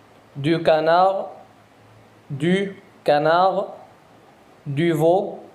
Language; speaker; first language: French; non-native, fluent; Arabic